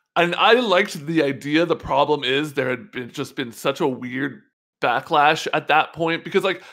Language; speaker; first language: English; native; English